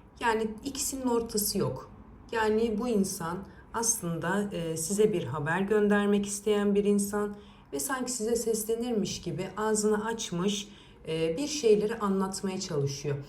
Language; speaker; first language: Turkish; native; Turkish